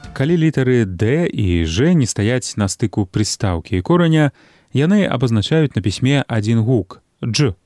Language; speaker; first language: Belarusian; native; Belarusian